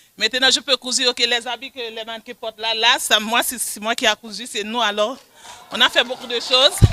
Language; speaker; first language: French; non-native, local second language; Haitian Creole